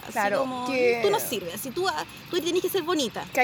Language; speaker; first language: Spanish; native; Spanish